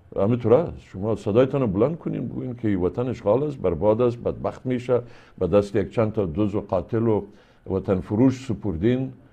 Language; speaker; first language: Persian; native; Persian